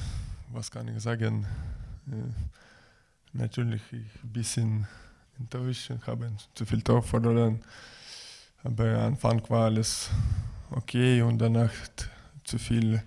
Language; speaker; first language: German; non-native, learner; Russian